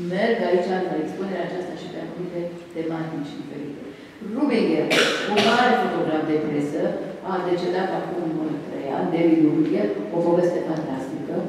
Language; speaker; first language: Romanian; early bilingual, other home language; Hebrew